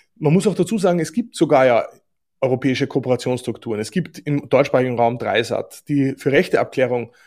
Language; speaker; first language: German; native; German